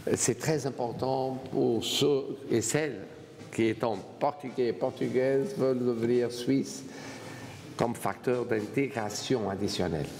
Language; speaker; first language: French; non-native, fluent; Portuguese